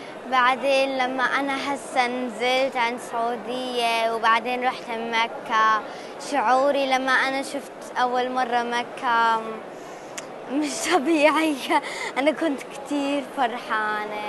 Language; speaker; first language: Arabic; early bilingual, heritage; Arabic